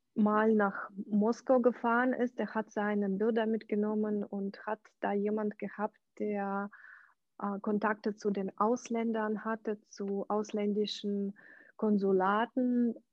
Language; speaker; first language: German; non-native, fluent; Ukrainian